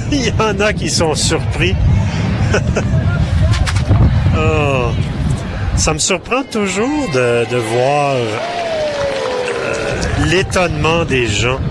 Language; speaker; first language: French; native; French